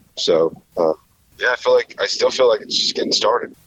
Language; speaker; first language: English; native; English